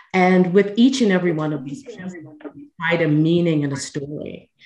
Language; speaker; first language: English; native; English